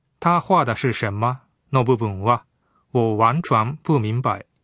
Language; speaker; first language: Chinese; non-native, fluent; Japanese